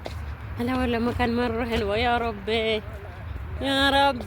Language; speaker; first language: Arabic; non-native, learner; Amharic